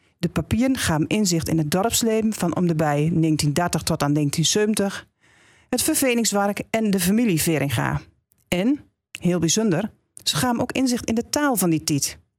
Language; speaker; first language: Dutch; native; Dutch